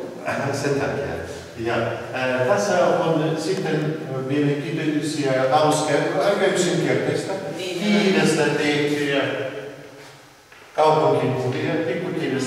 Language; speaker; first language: Finnish; non-native, learner; Russian